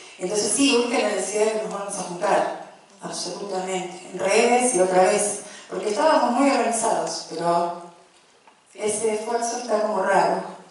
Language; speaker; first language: Spanish; native; Spanish